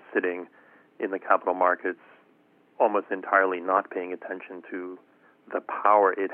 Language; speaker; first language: English; native; English